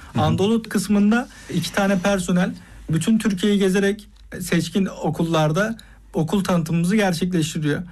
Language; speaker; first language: Turkish; native; Turkish